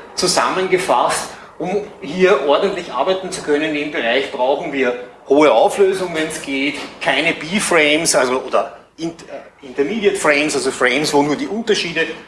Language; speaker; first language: German; native; German